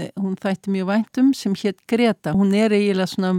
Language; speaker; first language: Icelandic; early bilingual, heritage; Icelandic